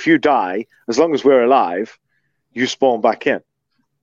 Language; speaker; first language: English; native; English